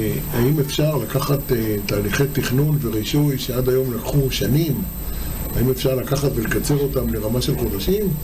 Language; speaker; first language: Hebrew; native; Hebrew